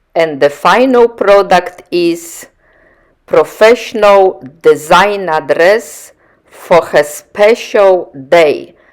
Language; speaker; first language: English; non-native, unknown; Polish